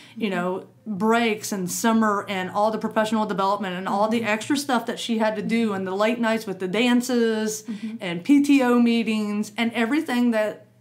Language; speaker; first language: English; native; English